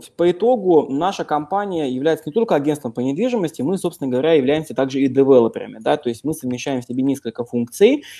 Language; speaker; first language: Russian; native; Russian